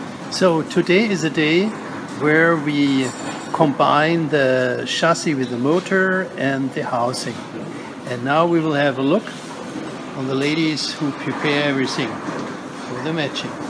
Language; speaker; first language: English; non-native, fluent; German